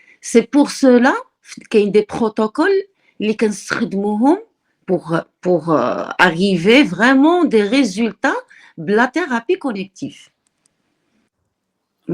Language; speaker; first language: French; non-native, local second language; Arabic